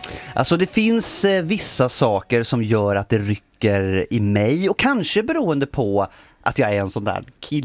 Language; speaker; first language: Swedish; native; Swedish